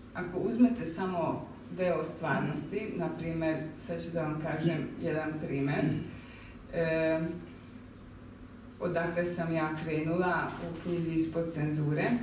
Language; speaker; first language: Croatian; non-native, local second language; Hungarian